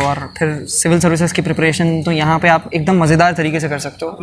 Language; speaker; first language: Hindi; non-native, local second language; Urdu